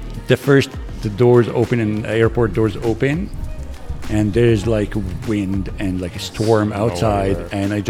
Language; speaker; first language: English; non-native, fluent; Arabic